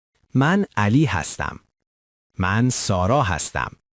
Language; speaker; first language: Persian; native; Persian